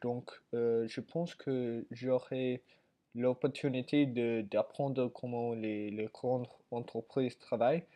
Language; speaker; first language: French; non-native, learner; English